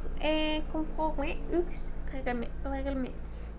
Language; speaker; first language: French; non-native, learner; Spanish